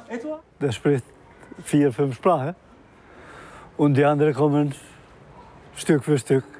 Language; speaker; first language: German; non-native, learner; Albanian